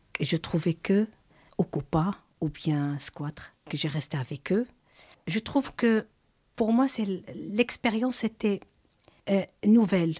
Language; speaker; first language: French; non-native, learner; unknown